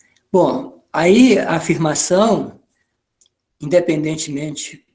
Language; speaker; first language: Portuguese; native; Portuguese